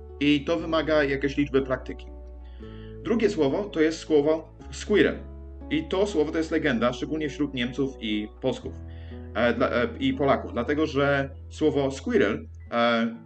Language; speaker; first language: Polish; early bilingual, heritage; English